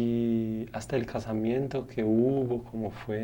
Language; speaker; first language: Spanish; non-native, learner; Portuguese